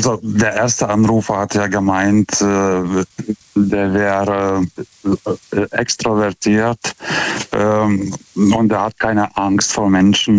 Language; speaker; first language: German; native; German